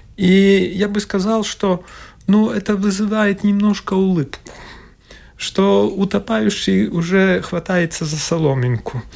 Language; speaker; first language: Russian; non-native, local second language; Latvian